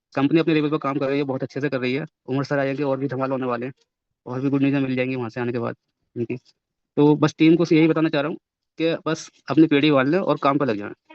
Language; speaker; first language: Hindi; native; Hindi